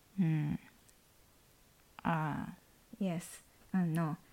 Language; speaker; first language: English; non-native, learner; Japanese